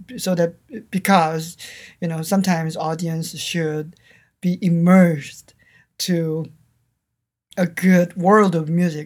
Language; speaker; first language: English; non-native, fluent; Korean